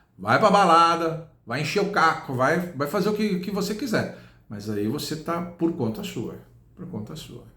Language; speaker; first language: Portuguese; native; Portuguese